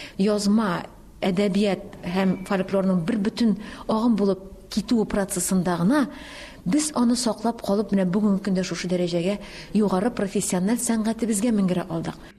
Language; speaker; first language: Tatar; native; Tatar